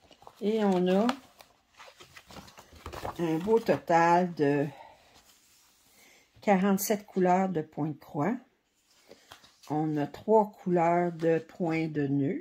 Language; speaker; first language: French; native; French